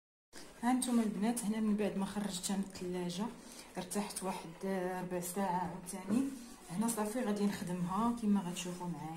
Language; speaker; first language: Arabic; native; Arabic